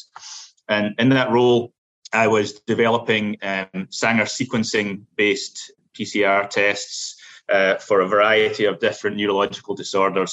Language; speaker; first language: English; native; English